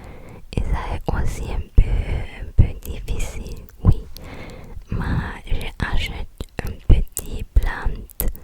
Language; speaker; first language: French; non-native, learner; English